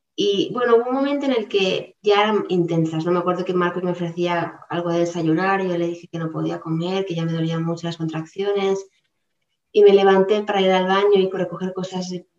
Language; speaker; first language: Spanish; native; Spanish